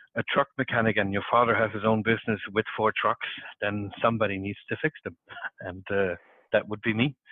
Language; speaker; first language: English; non-native, fluent; Danish